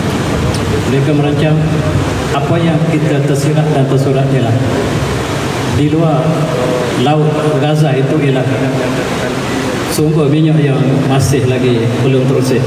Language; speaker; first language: Malay; native; Malay